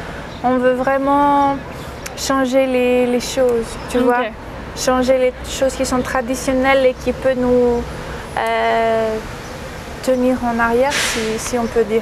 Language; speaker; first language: French; early bilingual, heritage; French